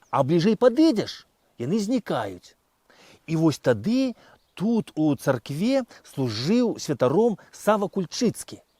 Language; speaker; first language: Belarusian; native; Belarusian